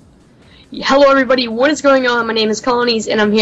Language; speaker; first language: English; native; English